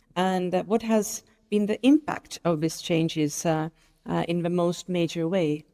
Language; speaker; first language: English; non-native, fluent; Estonian